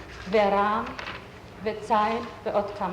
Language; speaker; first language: Hebrew; non-native, fluent; German